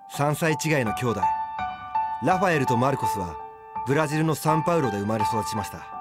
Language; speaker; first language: Japanese; native; Japanese